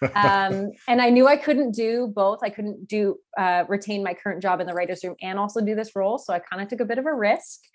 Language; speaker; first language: English; native; English